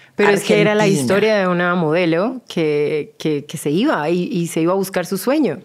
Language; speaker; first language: Spanish; native; Spanish